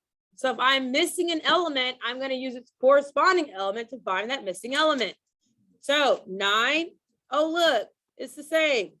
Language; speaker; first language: English; native; English